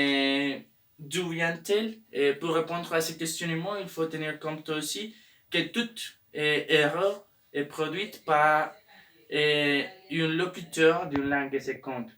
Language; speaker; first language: French; non-native, learner; Spanish